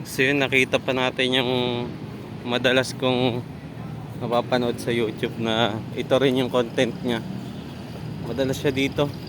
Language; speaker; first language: Filipino; native; Filipino